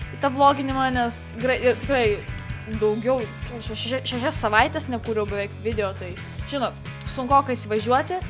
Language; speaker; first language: Lithuanian; native; Lithuanian